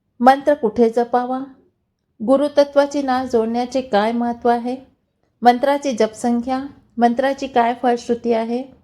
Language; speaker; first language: Marathi; non-native, local second language; Hindi